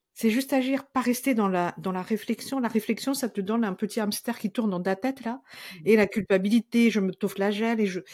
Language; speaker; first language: French; non-native, local second language; Malagasy